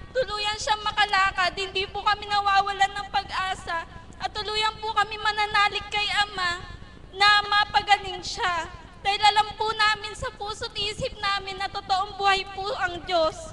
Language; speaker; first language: Filipino; native; Filipino